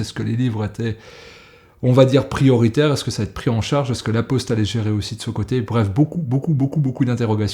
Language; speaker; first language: French; native; French